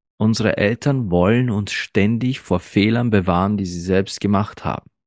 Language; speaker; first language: German; early bilingual, other home language; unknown